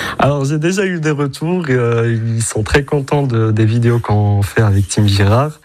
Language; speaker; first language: French; non-native, local second language; Arabic